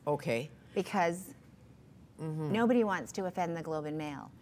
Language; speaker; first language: English; native; English